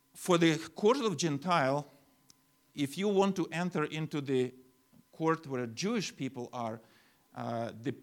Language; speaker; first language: English; non-native, fluent; Ukrainian